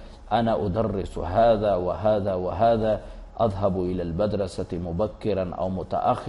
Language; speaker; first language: Arabic; non-native, fluent; Urdu